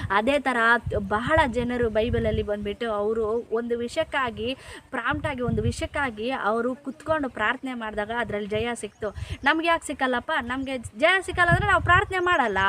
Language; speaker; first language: Kannada; non-native, local second language; Telugu